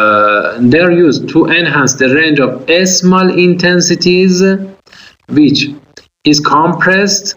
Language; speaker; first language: English; non-native, fluent; Persian